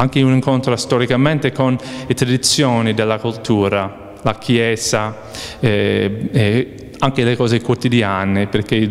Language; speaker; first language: Italian; non-native, fluent; English